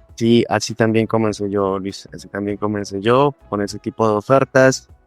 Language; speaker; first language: Spanish; native; Spanish